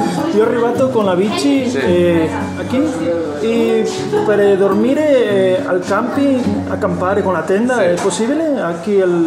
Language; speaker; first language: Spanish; native; Spanish